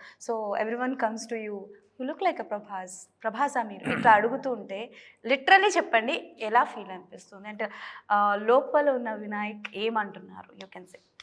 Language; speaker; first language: Telugu; native; Telugu